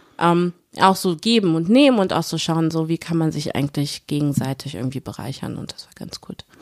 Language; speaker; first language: German; early bilingual, other home language; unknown